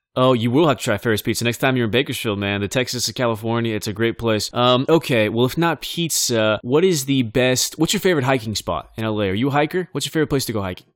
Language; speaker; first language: English; native; English